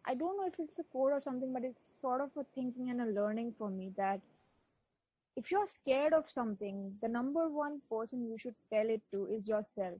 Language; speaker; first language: English; non-native, local second language; Bangla